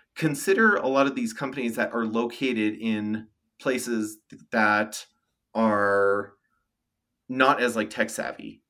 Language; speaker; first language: English; native; English